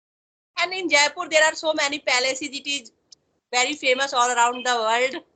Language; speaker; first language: English; non-native, local second language; Hindi